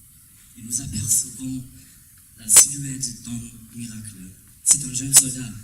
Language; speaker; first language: French; non-native, learner; German